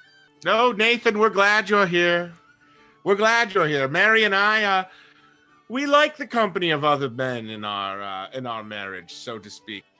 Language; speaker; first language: English; native; English